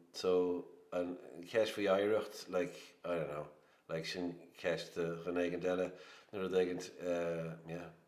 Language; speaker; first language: Irish; native; Irish